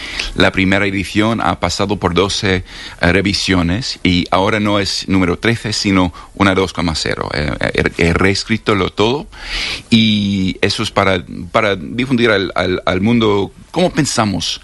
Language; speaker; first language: Spanish; non-native, fluent; English